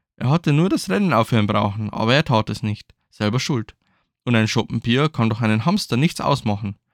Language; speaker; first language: German; native; German